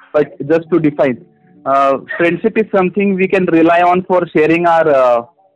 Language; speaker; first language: English; non-native, local second language; Marathi